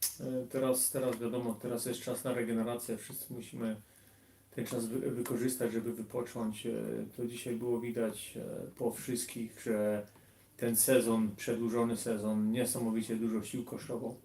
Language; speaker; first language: Polish; early bilingual, heritage; Polish